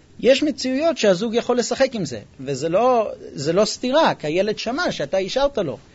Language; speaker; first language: Hebrew; non-native, fluent; English